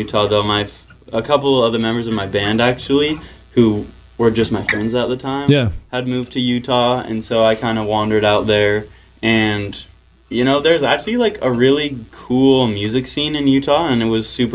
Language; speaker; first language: English; native; English